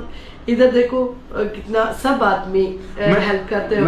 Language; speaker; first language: Hindi; non-native, local second language; Malayalam